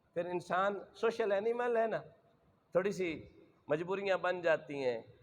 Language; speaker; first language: Urdu; non-native, local second language; Punjabi